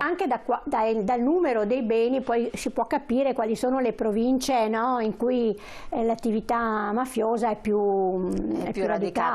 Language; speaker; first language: Italian; native; Italian